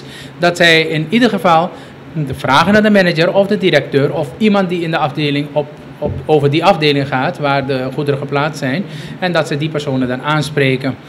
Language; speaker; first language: Dutch; native; Dutch